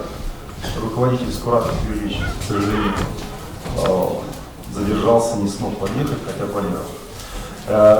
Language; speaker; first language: Russian; native; Russian